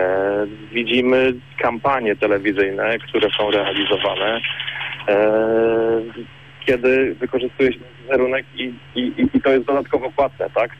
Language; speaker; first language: Polish; native; Polish